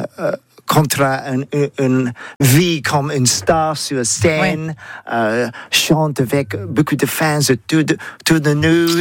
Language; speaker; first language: French; non-native, learner; English